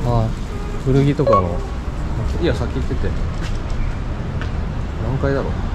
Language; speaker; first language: Japanese; native; Japanese